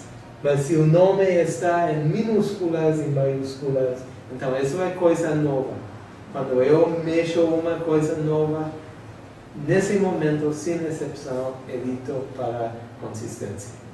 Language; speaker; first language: Portuguese; non-native, fluent; English